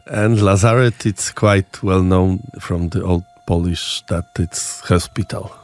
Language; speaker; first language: English; non-native, learner; Polish